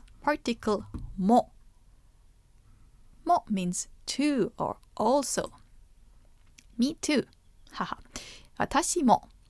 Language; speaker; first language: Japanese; non-native, fluent; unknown